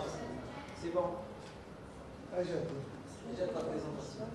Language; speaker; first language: French; non-native, local second language; Arabic